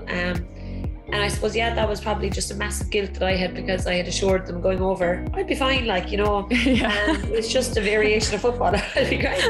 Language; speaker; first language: English; native; English